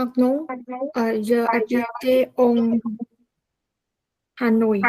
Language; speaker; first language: French; non-native, learner; Vietnamese